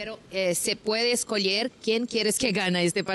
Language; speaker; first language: Spanish; non-native, learner; Portuguese